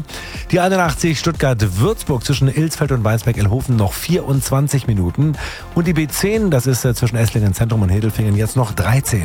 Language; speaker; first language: German; native; German